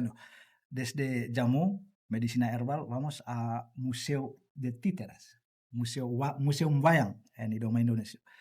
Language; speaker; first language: Spanish; non-native, learner; Indonesian